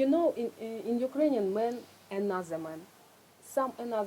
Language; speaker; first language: English; non-native, learner; Russian